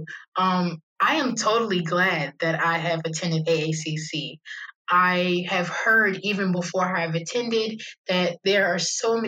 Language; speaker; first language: English; native; English